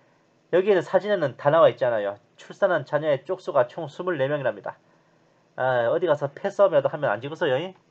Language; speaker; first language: Korean; native; Korean